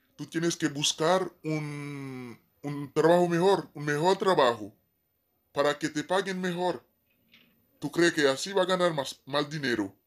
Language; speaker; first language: Spanish; non-native, fluent; Haitian Creole